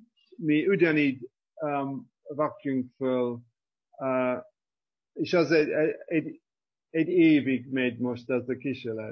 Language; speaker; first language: Hungarian; non-native, fluent; English